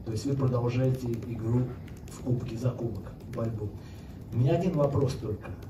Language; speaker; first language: Russian; native; Russian